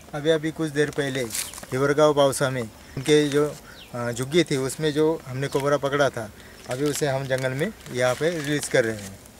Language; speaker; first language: Hindi; non-native, local second language; Marathi